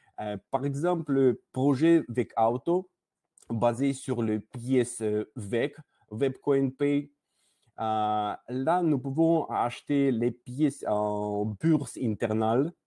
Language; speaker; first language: French; non-native, learner; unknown